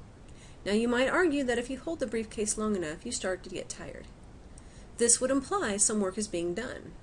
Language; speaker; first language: English; native; English